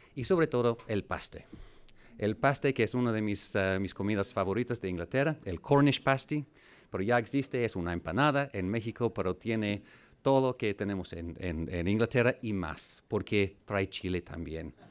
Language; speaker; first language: Spanish; non-native, fluent; English